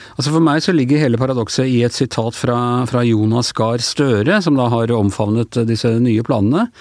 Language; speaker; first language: Norwegian; native; Norwegian